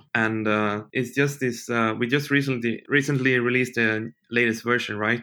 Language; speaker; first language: English; non-native, fluent; Swedish